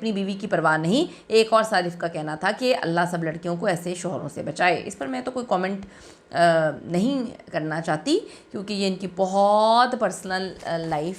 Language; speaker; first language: Urdu; native; Urdu